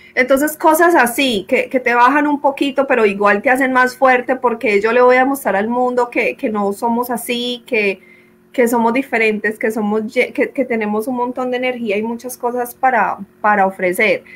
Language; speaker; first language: Spanish; native; Spanish